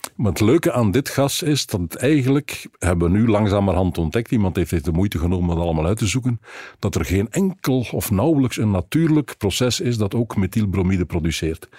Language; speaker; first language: Dutch; native; Dutch